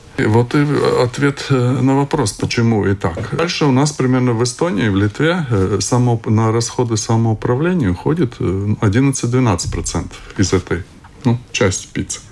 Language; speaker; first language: Russian; non-native, local second language; Latvian